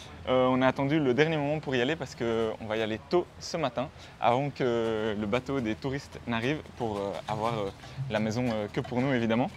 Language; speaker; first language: French; native; French